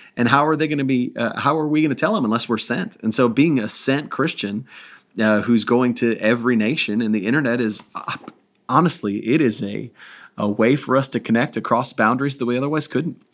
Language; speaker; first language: English; native; English